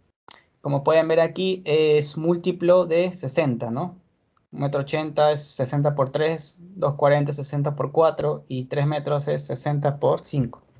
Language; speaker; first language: Spanish; native; Spanish